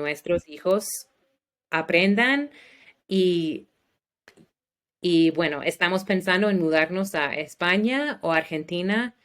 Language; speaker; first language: Spanish; non-native, learner; English